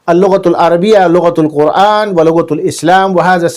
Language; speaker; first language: Arabic; non-native, fluent; Urdu